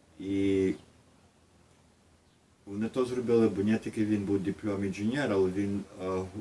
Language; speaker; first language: Ukrainian; early bilingual, heritage; Ukrainian